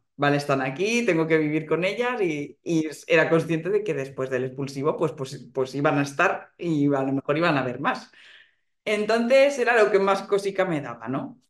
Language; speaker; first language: Spanish; native; Spanish